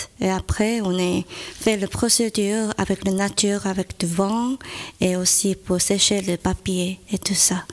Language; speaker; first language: French; non-native, learner; Korean